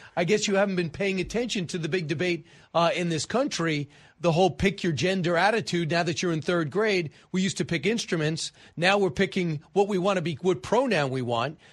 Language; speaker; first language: English; native; English